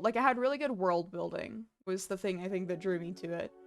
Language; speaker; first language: English; native; English